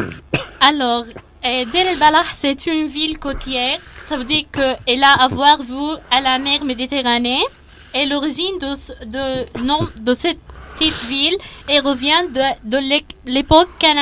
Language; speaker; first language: French; non-native, learner; Arabic